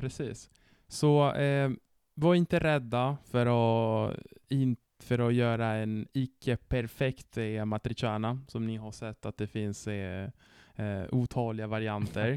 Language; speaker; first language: Swedish; non-native, fluent; Italian